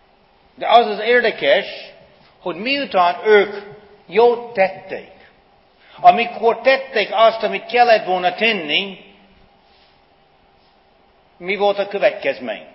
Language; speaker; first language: Hungarian; non-native, fluent; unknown